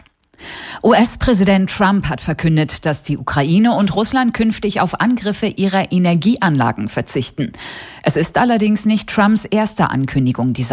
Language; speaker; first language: German; native; German